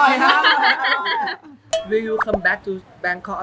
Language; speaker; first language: English; non-native, learner; Thai